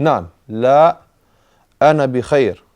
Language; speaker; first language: Arabic; non-native, fluent; English